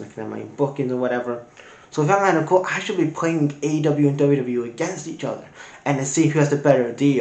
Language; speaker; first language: English; native; English